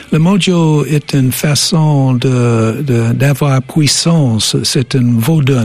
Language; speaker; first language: French; non-native, fluent; English